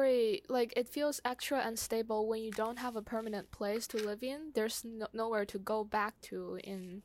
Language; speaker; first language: English; non-native, fluent; Chinese